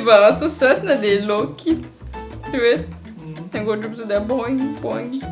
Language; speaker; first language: Swedish; non-native, fluent; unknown